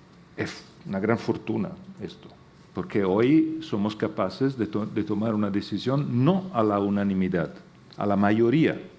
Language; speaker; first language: Spanish; non-native, fluent; Italian